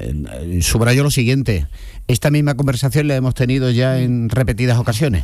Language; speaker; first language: Spanish; native; Spanish